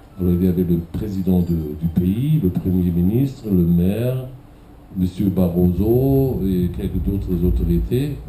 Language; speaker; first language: French; non-native, fluent; German